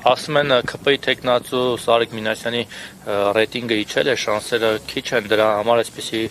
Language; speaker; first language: Armenian; native; Armenian